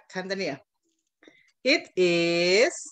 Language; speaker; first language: English; non-native, fluent; Indonesian